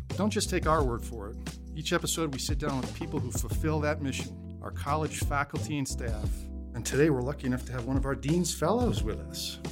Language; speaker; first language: English; native; English